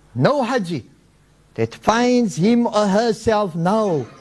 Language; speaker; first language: English; early bilingual, other home language; Afrikaans